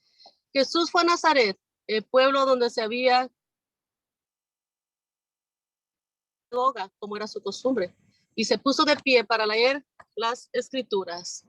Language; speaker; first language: Spanish; native; Spanish